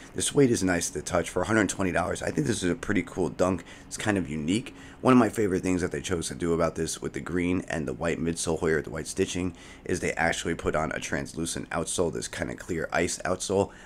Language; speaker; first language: English; native; English